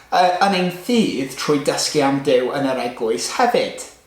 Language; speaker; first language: Welsh; non-native, local second language; English